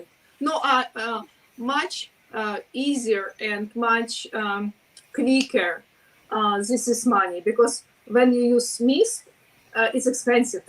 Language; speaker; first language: English; non-native, learner; Ukrainian